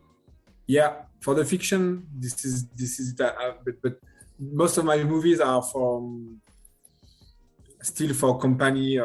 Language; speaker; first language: English; non-native, learner; French